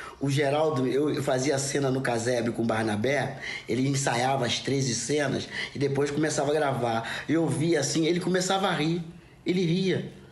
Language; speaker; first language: Portuguese; native; Portuguese